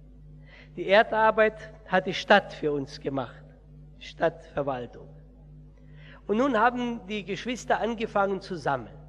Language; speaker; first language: German; early bilingual, heritage; Portuguese